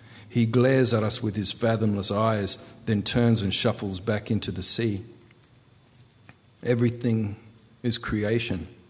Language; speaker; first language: English; native; English